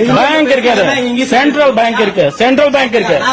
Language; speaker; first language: Tamil; non-native, learner; Hindi